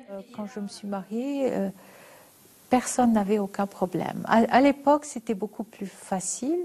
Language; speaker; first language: French; non-native, local second language; Arabic